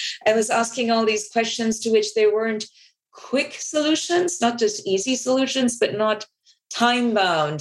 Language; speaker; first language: English; non-native, local second language; Bangla